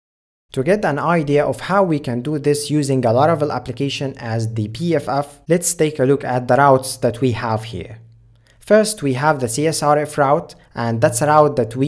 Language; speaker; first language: English; non-native, fluent; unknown